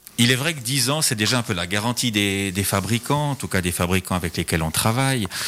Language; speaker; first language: French; native; French